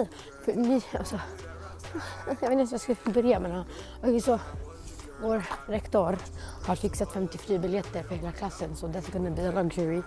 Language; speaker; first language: Swedish; native; Swedish